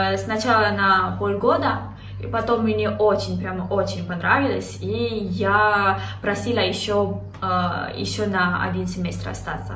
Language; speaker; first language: Russian; non-native, fluent; Romanian